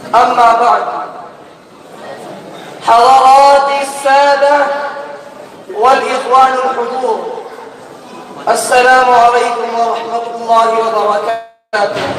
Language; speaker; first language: Arabic; non-native, learner; Urdu